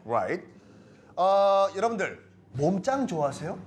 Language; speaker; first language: Korean; native; Korean